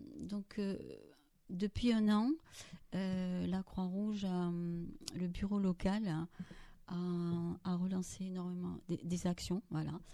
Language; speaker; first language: French; native; French